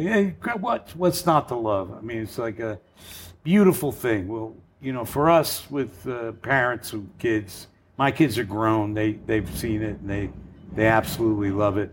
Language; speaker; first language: English; native; English